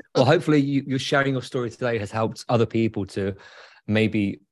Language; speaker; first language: English; native; English